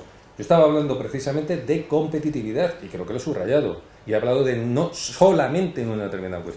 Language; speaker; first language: Spanish; native; Spanish